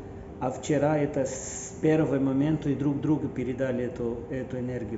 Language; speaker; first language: Russian; non-native, fluent; Portuguese